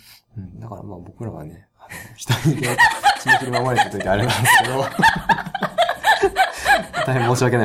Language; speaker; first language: Japanese; native; Japanese